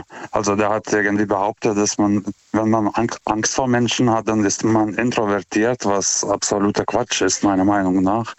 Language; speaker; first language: German; non-native, fluent; Lithuanian